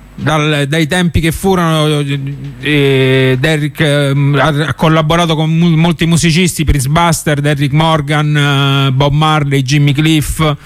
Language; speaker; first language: Italian; native; Italian